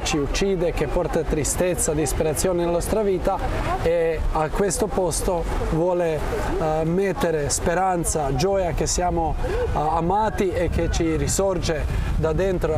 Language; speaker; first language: Italian; non-native, fluent; Croatian